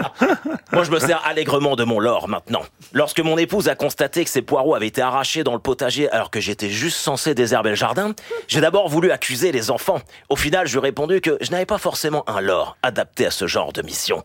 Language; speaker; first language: French; native; French